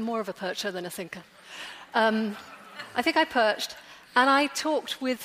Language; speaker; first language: English; native; English